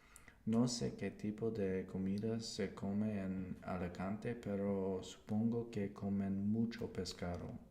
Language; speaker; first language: Spanish; non-native, learner; English